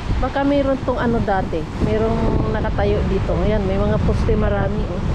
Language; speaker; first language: Filipino; native; Filipino